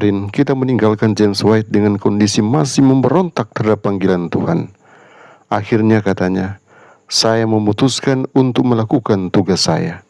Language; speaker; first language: Indonesian; native; Indonesian